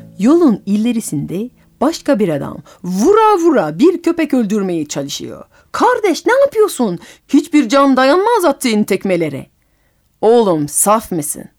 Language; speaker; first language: Turkish; non-native, fluent; French